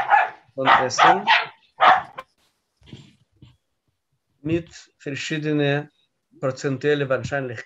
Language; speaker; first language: German; non-native, learner; Russian